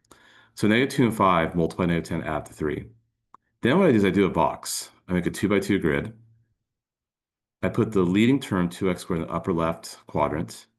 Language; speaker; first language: English; native; English